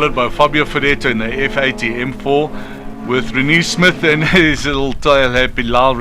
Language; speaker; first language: English; native; English